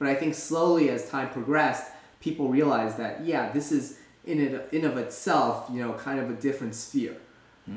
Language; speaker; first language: English; native; English